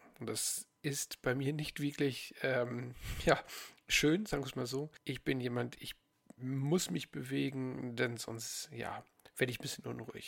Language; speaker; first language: German; native; German